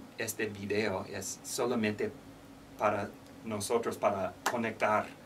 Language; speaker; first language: Spanish; non-native, learner; English